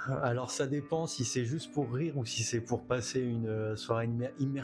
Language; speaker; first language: French; native; French